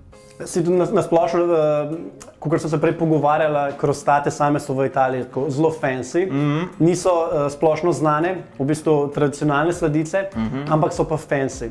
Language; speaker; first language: Slovenian; native; Slovenian